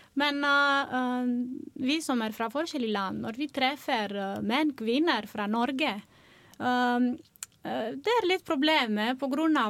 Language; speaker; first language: Norwegian; non-native, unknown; Romanian